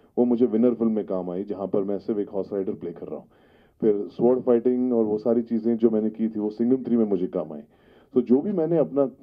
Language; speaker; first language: Hindi; native; Hindi